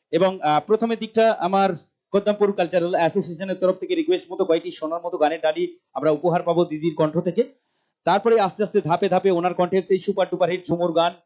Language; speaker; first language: Bangla; non-native, local second language; Santali